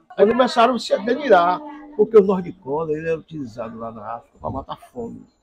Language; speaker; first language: Portuguese; native; Portuguese